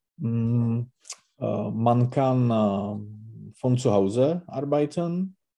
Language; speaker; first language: German; non-native, learner; Czech